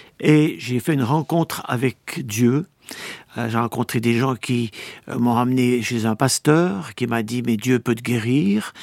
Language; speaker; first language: French; native; French